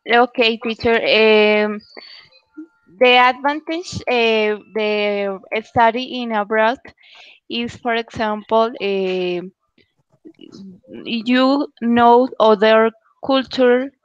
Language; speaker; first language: English; non-native, learner; Spanish